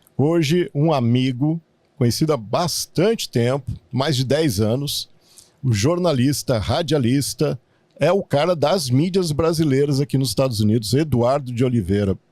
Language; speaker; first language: Portuguese; native; Portuguese